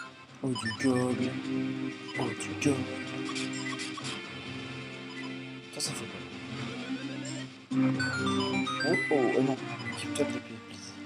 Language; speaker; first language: French; native; French